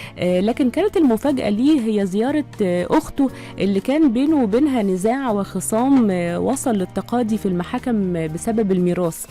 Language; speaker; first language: Arabic; native; Arabic